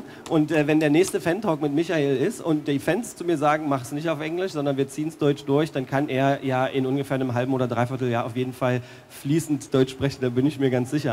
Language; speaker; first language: German; native; German